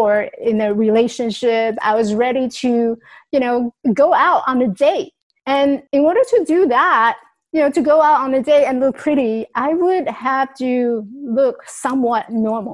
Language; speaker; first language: English; non-native, fluent; Chinese